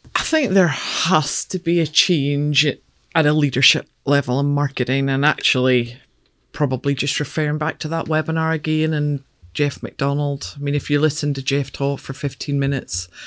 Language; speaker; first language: English; native; English